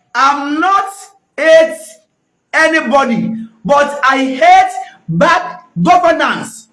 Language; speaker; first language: English; non-native, local second language; Yoruba